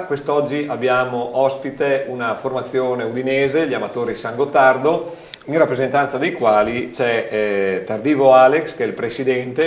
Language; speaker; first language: Italian; native; Italian